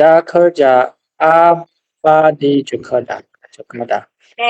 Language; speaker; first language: Indonesian; non-native, learner; Chinese